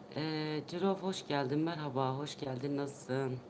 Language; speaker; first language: Turkish; non-native, local second language; Kurdish